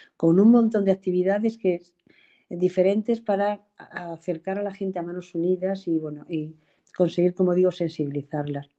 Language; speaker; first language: Spanish; native; Spanish